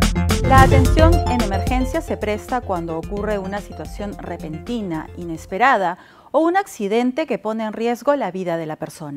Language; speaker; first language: Spanish; native; Spanish